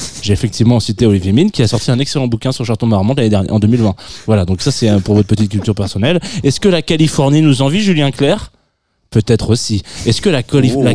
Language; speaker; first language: French; native; French